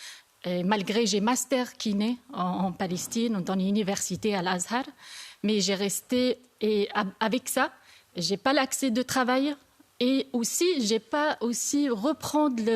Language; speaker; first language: French; non-native, learner; Arabic